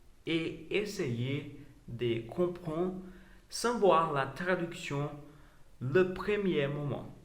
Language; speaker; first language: French; non-native, learner; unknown